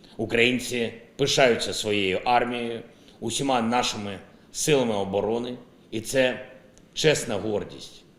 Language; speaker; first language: Ukrainian; non-native, local second language; Russian